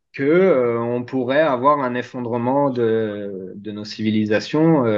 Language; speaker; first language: French; native; French